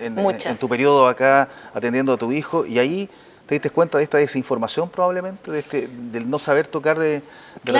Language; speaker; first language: Spanish; native; Spanish